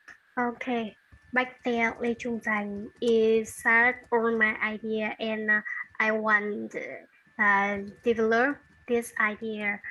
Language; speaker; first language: English; non-native, learner; Vietnamese